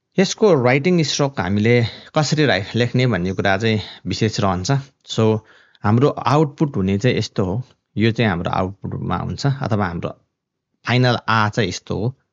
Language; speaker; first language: Nepali; non-native, local second language; Eastern Tamang